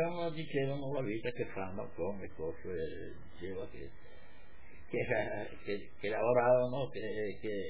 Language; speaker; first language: Italian; non-native, local second language; Friulian